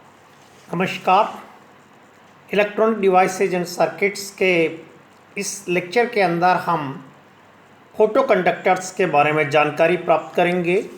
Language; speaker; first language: Hindi; native; Hindi